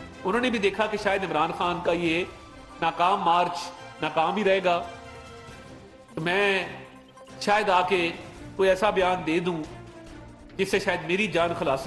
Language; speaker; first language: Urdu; non-native, local second language; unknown